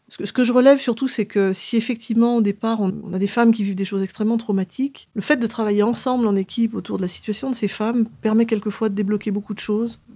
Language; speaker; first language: French; native; French